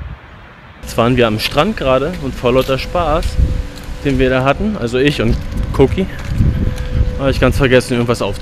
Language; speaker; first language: German; native; German